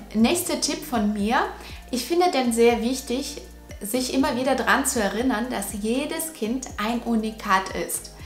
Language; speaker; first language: German; non-native, fluent; Russian